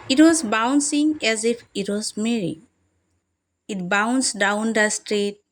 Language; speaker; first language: English; non-native, local second language; Assamese